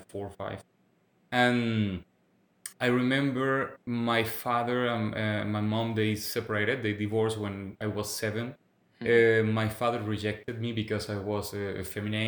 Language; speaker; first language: English; non-native, fluent; Spanish